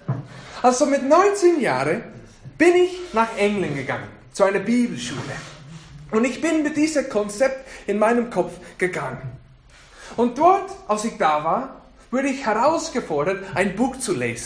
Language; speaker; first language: German; non-native, fluent; English